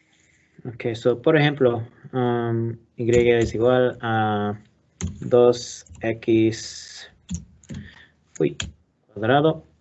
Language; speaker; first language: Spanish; non-native, learner; English